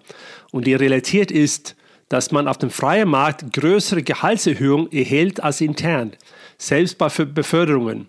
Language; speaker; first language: German; non-native, fluent; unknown